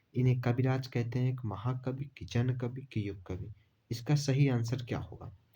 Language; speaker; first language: Hindi; native; Hindi